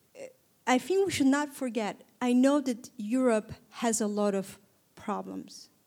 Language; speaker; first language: English; non-native, fluent; Turkish